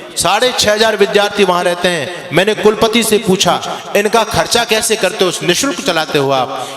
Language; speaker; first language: Hindi; native; Hindi